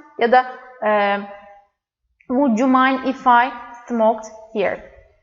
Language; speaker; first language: English; non-native, fluent; Turkish